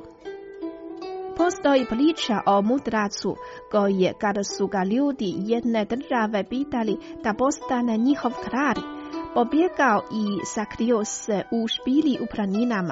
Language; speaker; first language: Croatian; non-native, fluent; Chinese